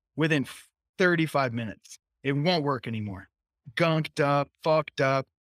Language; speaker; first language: English; native; English